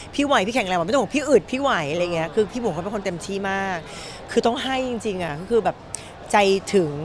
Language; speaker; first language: Thai; native; Thai